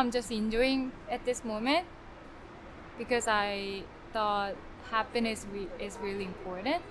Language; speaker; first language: English; non-native, fluent; Korean